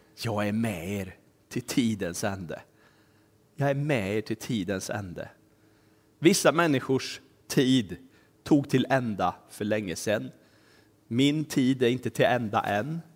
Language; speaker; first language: Swedish; native; Swedish